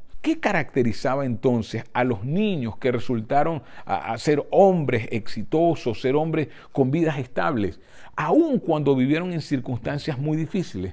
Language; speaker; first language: Spanish; native; Spanish